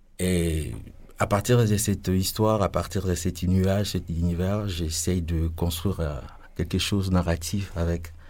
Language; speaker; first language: French; non-native, local second language; Lingala